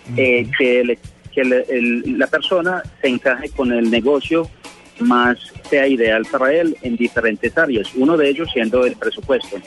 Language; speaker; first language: Spanish; early bilingual, heritage; Spanish